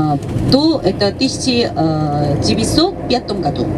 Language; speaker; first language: Russian; non-native, learner; Korean